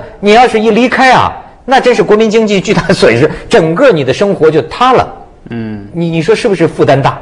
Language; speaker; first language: Chinese; native; Chinese